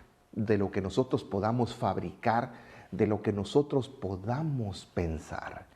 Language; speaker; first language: Spanish; native; Spanish